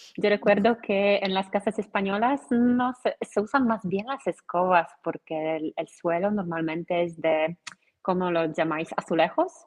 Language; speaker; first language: Spanish; non-native, fluent; Polish